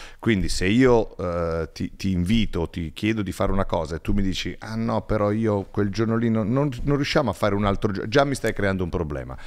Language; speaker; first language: Italian; native; Italian